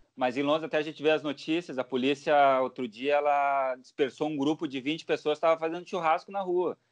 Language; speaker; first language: Portuguese; native; Portuguese